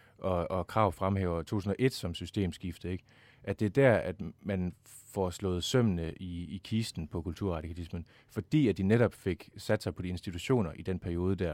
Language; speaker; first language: Danish; native; Danish